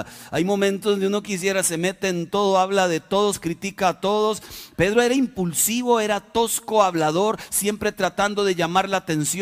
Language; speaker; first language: Spanish; native; Spanish